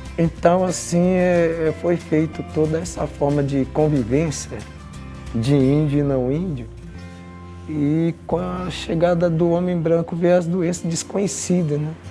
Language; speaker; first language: Portuguese; non-native, local second language; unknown